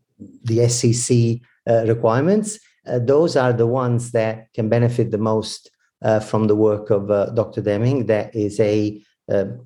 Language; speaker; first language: English; non-native, fluent; Italian